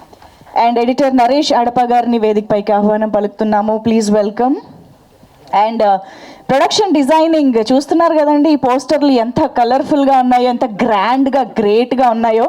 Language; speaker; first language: Telugu; native; Telugu